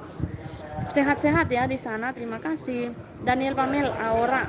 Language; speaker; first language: Indonesian; non-native, fluent; Spanish